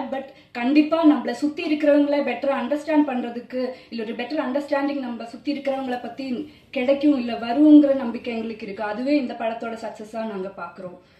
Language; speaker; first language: Tamil; non-native, fluent; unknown